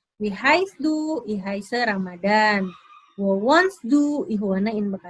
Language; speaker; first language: German; non-native, fluent; Indonesian